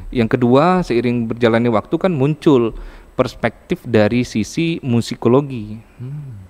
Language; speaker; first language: Indonesian; native; Indonesian